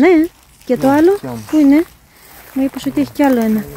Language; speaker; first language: Greek; native; Greek